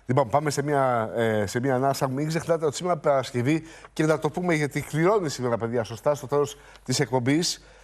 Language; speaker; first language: Greek; native; Greek